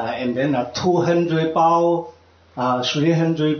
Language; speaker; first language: English; non-native, learner; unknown